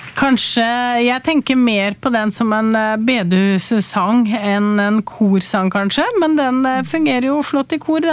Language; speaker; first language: Norwegian; native; Norwegian